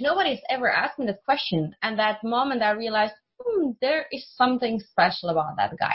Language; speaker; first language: English; non-native, fluent; Czech